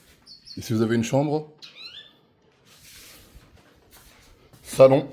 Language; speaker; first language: French; non-native, local second language; Arabic